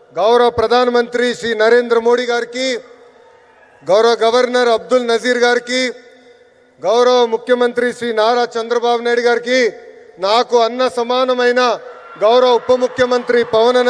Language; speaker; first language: Telugu; native; Telugu